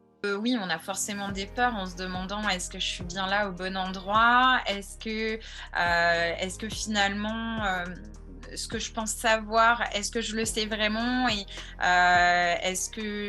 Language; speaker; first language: French; native; French